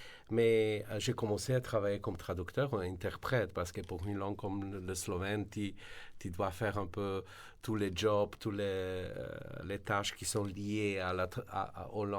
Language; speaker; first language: French; non-native, fluent; Slovenian